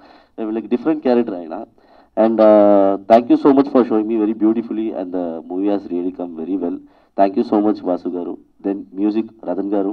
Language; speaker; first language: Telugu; non-native, learner; Tamil